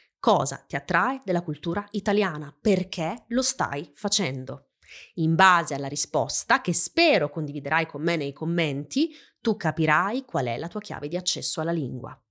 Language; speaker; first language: Italian; native; Italian